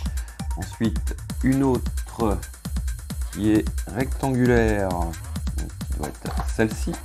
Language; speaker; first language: French; native; French